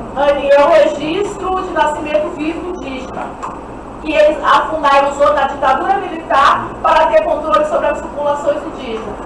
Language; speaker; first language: Portuguese; non-native, local second language; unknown